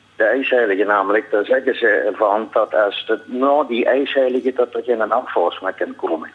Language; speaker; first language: Dutch; native; Dutch